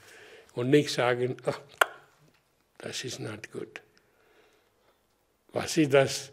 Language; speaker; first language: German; non-native, learner; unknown